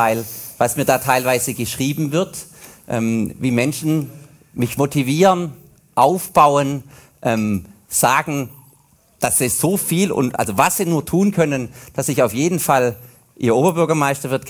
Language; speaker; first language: German; native; German